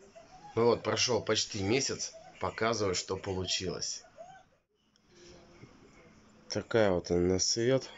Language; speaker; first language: Russian; native; Russian